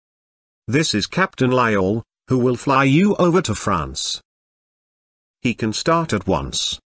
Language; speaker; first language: English; non-native, fluent; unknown